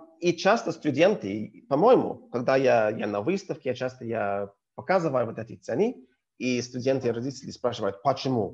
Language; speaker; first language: Russian; non-native, learner; English